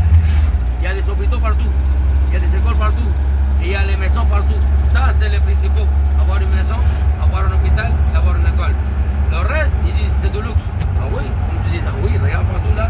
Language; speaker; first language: French; native; French